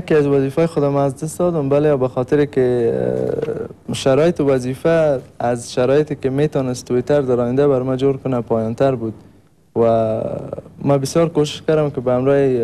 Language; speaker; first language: Persian; native; Persian